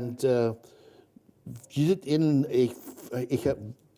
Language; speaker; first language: German; non-native, fluent; English